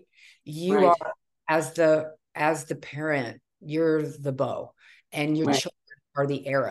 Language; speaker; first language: English; native; English